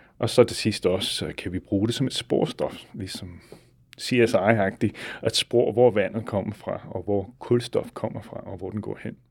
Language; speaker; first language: Danish; non-native, fluent; English